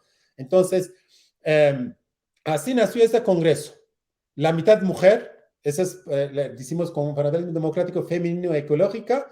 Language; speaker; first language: Spanish; non-native, learner; Kurdish